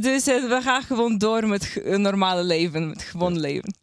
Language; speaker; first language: Dutch; non-native, learner; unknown